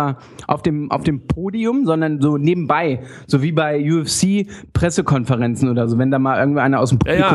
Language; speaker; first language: German; native; German